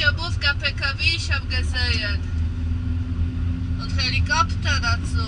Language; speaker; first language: German; non-native, learner; Polish